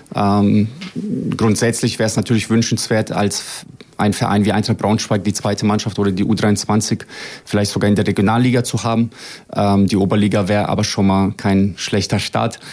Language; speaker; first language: German; early bilingual, other home language; Bosnian